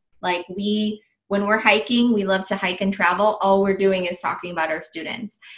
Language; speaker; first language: English; early bilingual, other home language; Filipino